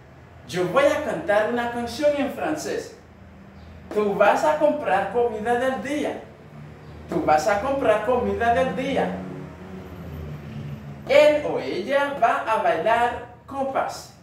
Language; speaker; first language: Spanish; non-native, learner; Haitian Creole